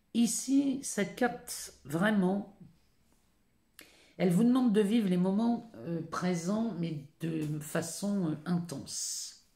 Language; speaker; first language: French; native; French